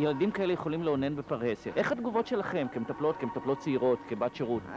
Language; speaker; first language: Hebrew; native; Hebrew